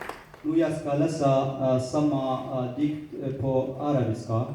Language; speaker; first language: Swedish; non-native, learner; Kurdish